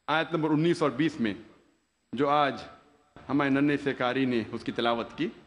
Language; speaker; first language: Hindi; non-native, local second language; Konkani